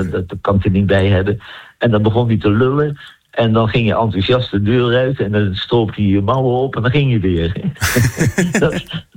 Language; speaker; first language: Dutch; native; Dutch